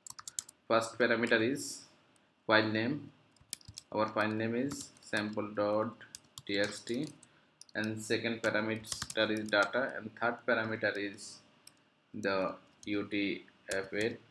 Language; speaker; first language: English; non-native, learner; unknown